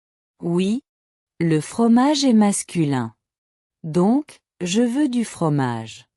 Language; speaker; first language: French; non-native, local second language; Arabic